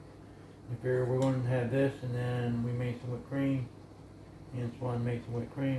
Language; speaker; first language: English; native; English